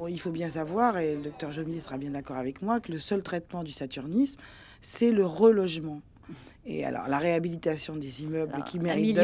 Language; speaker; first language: French; native; French